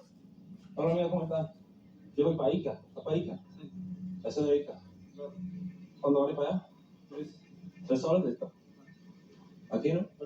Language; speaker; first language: Spanish; non-native, learner; English